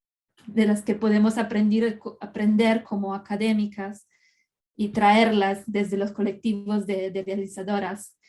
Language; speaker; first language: Spanish; non-native, fluent; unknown